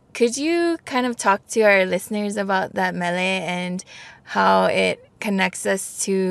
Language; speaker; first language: English; native; English